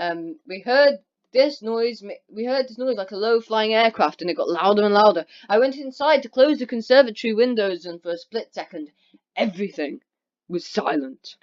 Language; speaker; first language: English; native; English